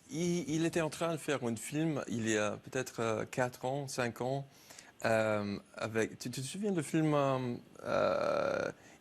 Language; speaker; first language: French; non-native, learner; English